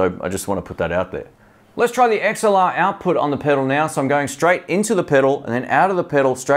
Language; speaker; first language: English; native; English